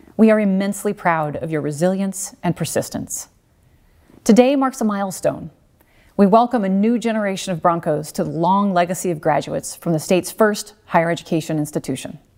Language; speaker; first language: English; native; English